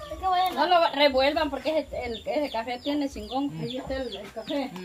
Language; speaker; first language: Spanish; native; Spanish